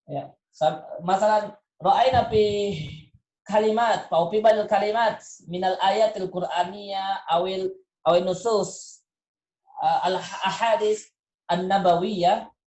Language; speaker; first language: Arabic; non-native, fluent; Indonesian